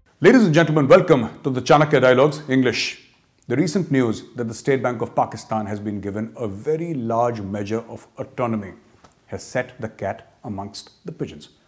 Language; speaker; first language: English; non-native, local second language; Hindi